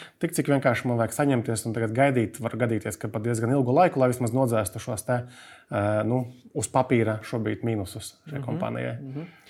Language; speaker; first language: Latvian; native; Latvian